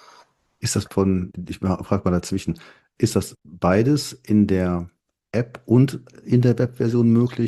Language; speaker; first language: German; native; German